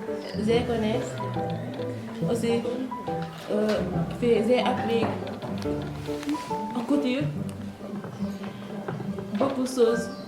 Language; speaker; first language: French; non-native, local second language; Wolof